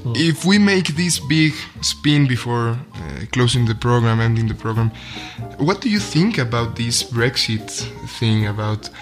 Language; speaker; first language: English; non-native, fluent; Spanish